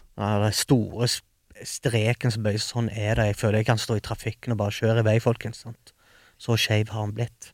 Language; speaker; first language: Norwegian; early bilingual, other home language; Arabic